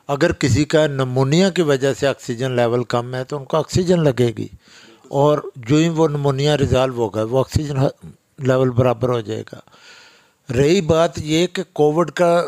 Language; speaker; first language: Urdu; non-native, local second language; Pahari-Potwari